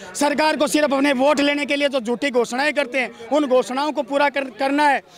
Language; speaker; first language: Hindi; native; Hindi